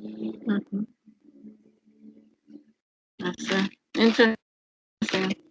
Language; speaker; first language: English; non-native, learner; Italian